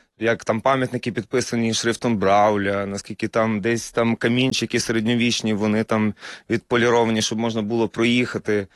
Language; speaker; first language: Ukrainian; native; Ukrainian